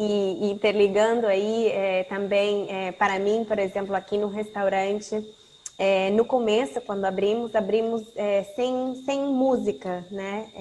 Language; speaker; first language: Portuguese; non-native, fluent; Spanish